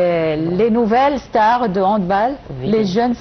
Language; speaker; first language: French; non-native, fluent; Arabic